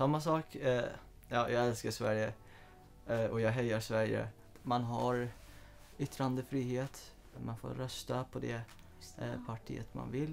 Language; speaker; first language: Swedish; non-native, fluent; Persian